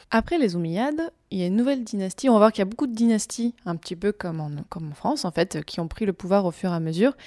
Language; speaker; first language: French; native; French